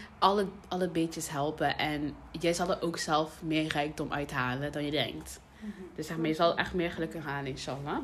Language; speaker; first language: Dutch; early bilingual, other home language; Somali